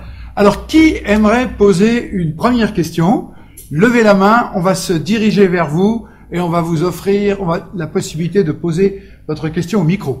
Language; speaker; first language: French; native; French